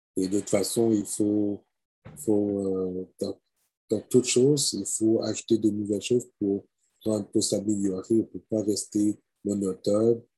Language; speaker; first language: French; native; French